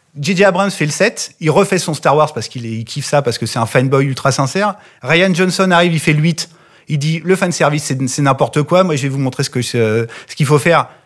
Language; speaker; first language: French; native; French